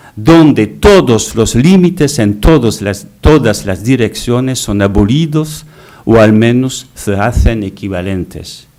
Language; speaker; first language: Spanish; non-native, fluent; French